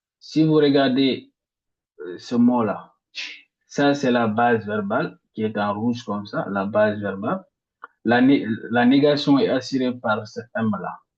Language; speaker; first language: French; non-native, local second language; Arabic